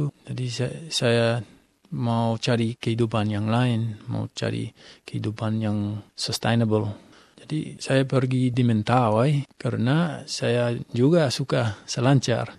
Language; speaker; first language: Indonesian; non-native, fluent; English